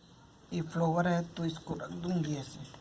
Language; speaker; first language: Hindi; native; Hindi